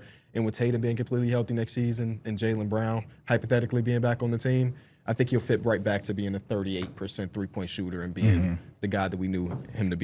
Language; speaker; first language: English; native; English